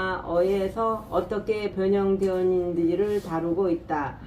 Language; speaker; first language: Korean; native; Korean